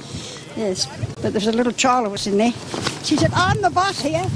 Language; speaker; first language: English; native; English